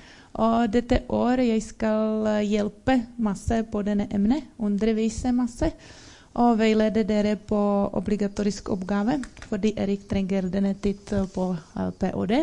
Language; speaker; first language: Norwegian; non-native, learner; Czech